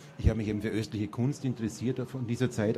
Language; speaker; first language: German; native; German